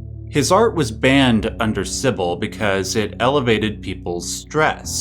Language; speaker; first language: English; native; English